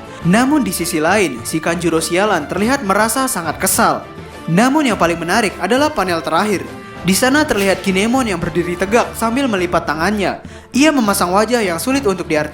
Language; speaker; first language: Indonesian; native; Indonesian